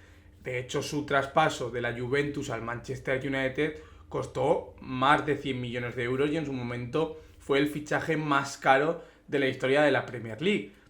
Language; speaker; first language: Spanish; native; Spanish